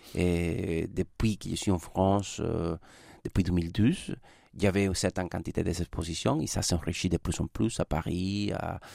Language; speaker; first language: French; non-native, fluent; Spanish